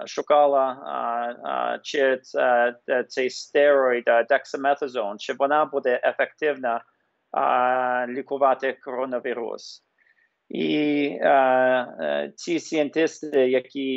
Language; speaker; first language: Ukrainian; early bilingual, heritage; English